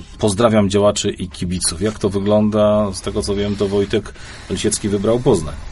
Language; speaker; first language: Polish; native; Polish